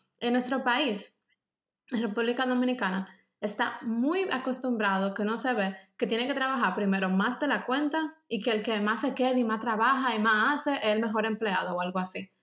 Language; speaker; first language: Spanish; native; Spanish